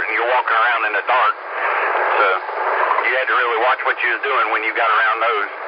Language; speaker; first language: English; native; English